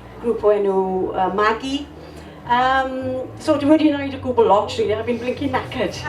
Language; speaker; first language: Welsh; non-native, local second language; English